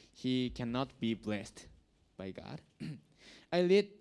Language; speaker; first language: English; non-native, learner; Japanese